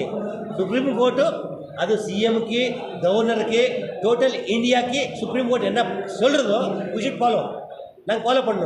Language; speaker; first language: Tamil; non-native, learner; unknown